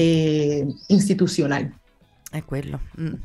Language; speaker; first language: Italian; non-native, learner; Spanish